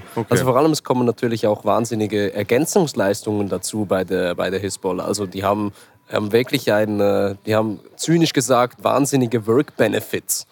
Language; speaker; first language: German; native; German